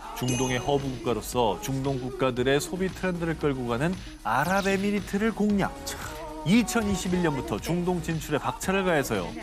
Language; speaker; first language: Korean; native; Korean